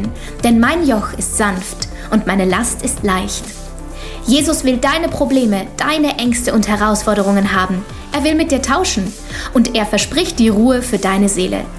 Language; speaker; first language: German; native; German